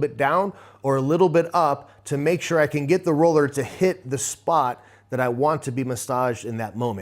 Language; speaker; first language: English; native; English